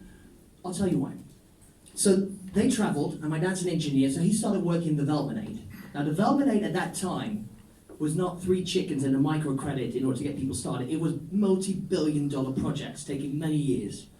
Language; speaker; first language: English; non-native, fluent; Dutch